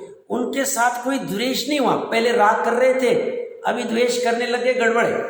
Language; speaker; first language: Hindi; native; Hindi